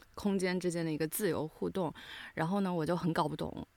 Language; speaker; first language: Chinese; native; Chinese